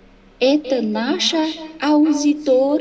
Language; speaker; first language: Russian; non-native, learner; Vietnamese